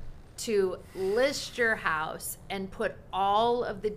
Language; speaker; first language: English; native; English